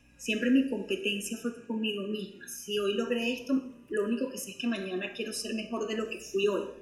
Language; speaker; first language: Spanish; native; Spanish